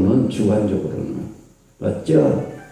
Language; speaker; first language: Korean; native; Korean